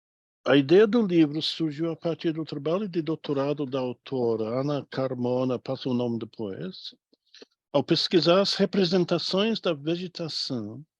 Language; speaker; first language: Portuguese; non-native, fluent; English